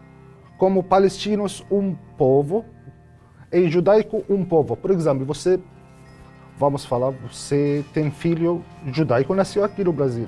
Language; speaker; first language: Portuguese; non-native, learner; Arabic